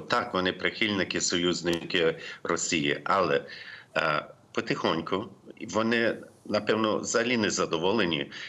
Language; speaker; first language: Ukrainian; early bilingual, heritage; Ukrainian